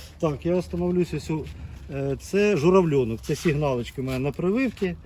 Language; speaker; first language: Ukrainian; non-native, local second language; Russian